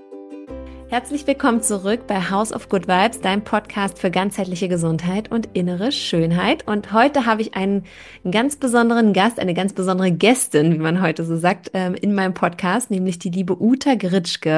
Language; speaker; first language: German; native; German